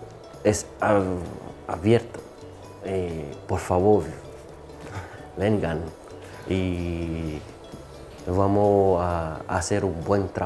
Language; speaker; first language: Spanish; non-native, fluent; French